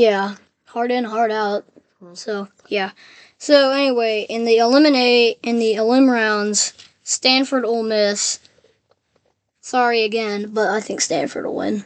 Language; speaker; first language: English; native; English